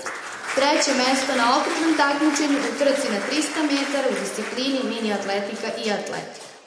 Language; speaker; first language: Serbian; native; Serbian